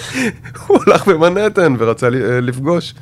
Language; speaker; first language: Hebrew; native; Hebrew